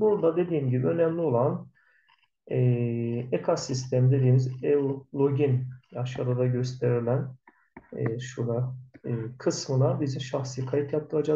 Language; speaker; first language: Turkish; native; Turkish